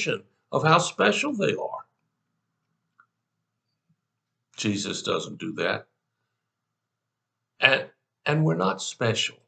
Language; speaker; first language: English; native; English